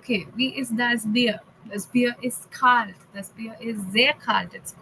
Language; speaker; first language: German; non-native, fluent; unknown